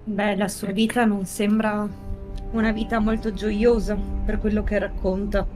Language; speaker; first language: Italian; native; Italian